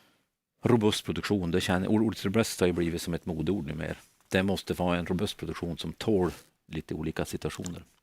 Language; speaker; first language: Swedish; native; Swedish